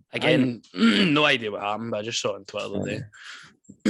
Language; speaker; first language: English; native; English